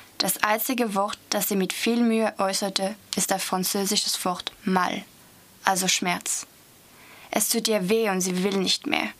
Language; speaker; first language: German; non-native, fluent; French